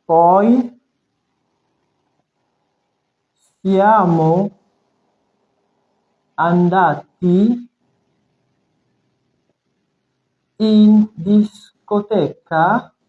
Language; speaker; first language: Italian; non-native, fluent; French